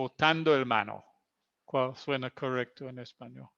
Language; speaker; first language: Spanish; non-native, fluent; English